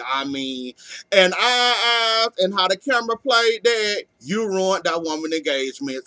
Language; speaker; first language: English; native; English